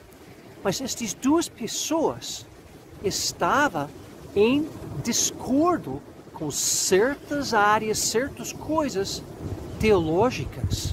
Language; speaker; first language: Portuguese; non-native, fluent; English